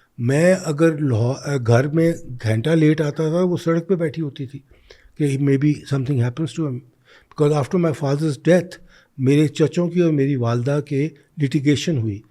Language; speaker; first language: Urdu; non-native, local second language; Punjabi